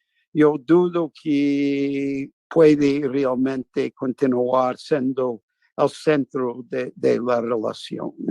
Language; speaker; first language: Spanish; non-native, fluent; English